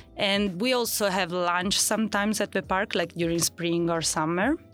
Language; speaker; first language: English; non-native, fluent; Italian